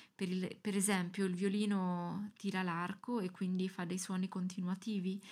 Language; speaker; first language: Italian; non-native, fluent; Greek